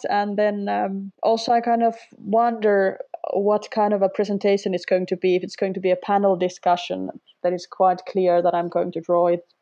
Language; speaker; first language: English; non-native, fluent; Finnish